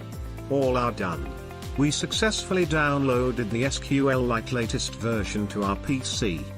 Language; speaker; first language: English; non-native, fluent; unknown